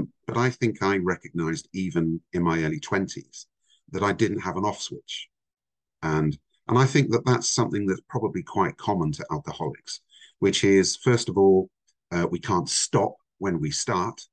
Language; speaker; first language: English; native; English